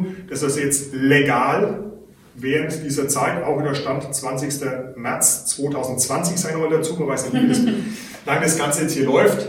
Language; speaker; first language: German; native; German